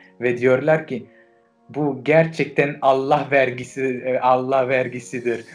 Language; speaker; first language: Turkish; non-native, fluent; French